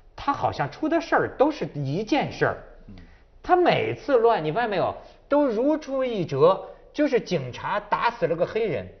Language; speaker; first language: Chinese; native; Chinese